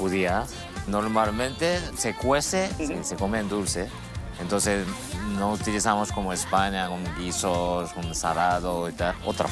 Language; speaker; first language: Spanish; non-native, learner; Japanese